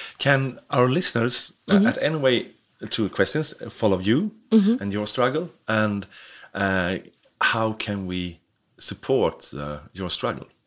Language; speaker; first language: English; non-native, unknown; Swedish